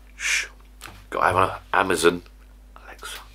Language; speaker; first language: English; native; English